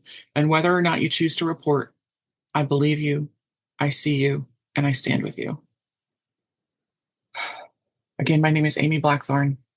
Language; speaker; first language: English; native; English